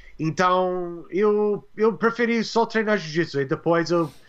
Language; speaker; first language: Portuguese; non-native, learner; English